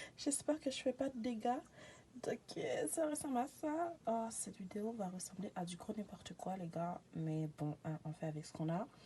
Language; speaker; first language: French; native; French